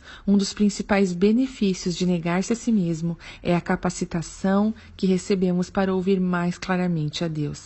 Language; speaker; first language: Portuguese; native; Portuguese